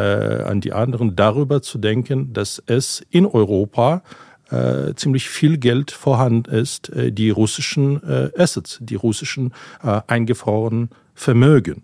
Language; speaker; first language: German; non-native, fluent; Ukrainian